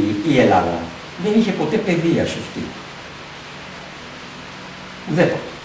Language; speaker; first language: Greek; native; Greek